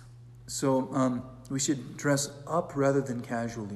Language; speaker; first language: English; native; English